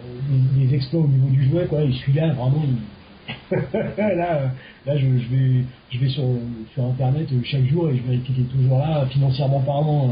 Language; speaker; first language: French; native; French